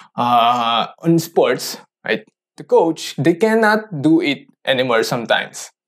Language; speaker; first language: English; non-native, local second language; Filipino